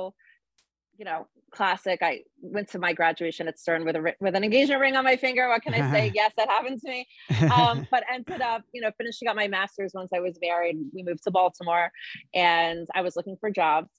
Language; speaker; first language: English; native; English